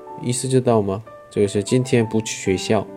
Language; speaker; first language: Chinese; non-native, learner; Korean